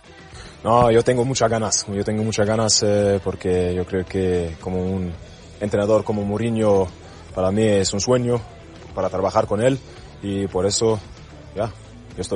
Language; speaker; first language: Spanish; non-native, learner; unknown